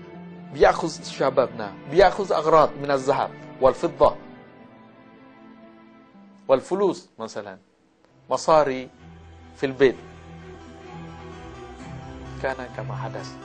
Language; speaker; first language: Arabic; non-native, learner; Malay